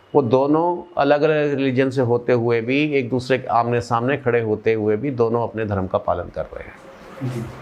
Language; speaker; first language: Hindi; non-native, local second language; Punjabi